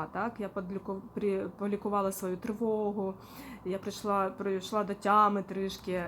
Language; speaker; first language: Ukrainian; non-native, local second language; Russian